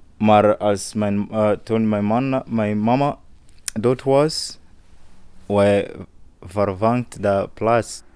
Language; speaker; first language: Dutch; non-native, learner; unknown